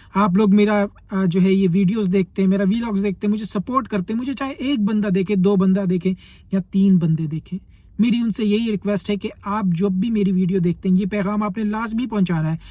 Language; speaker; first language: Urdu; native; Urdu